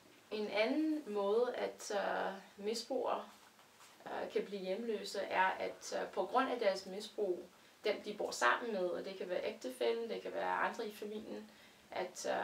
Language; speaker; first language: Danish; non-native, fluent; English